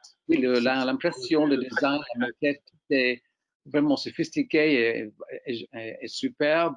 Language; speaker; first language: French; non-native, fluent; English